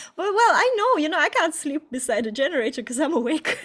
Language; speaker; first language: English; non-native, fluent; Estonian